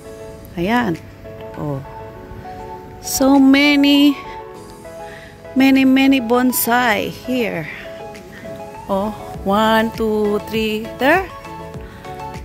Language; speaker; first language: English; non-native, local second language; Filipino